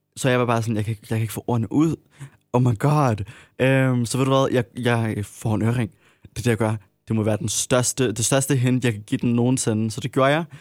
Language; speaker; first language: Danish; early bilingual, other home language; Arabic